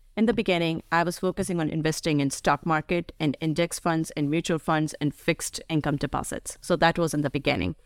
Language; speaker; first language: English; non-native, local second language; Hindi